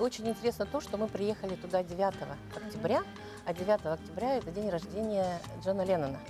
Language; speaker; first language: Russian; native; Russian